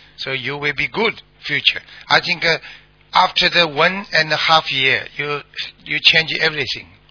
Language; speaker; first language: English; non-native, learner; Chinese